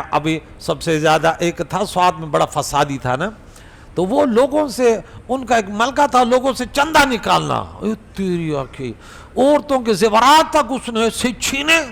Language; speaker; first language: Urdu; non-native, local second language; Pashto